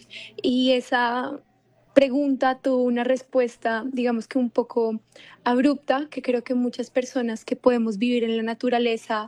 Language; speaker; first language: Spanish; native; Spanish